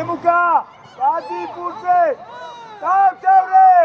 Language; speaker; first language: Georgian; native; Georgian